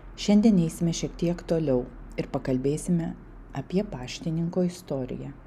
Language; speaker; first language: Lithuanian; non-native, local second language; Russian